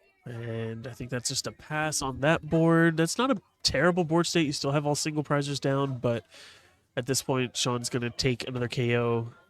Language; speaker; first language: English; native; English